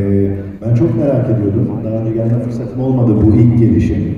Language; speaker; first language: Turkish; native; Turkish